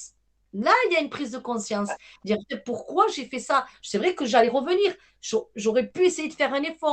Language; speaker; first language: French; native; French